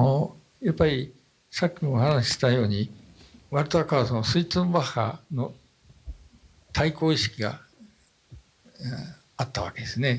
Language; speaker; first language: Japanese; native; Japanese